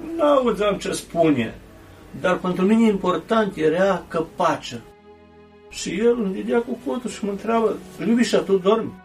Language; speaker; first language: Romanian; early bilingual, heritage; Romanian